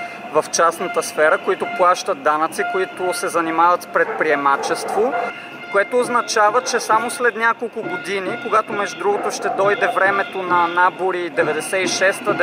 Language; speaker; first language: Bulgarian; native; Bulgarian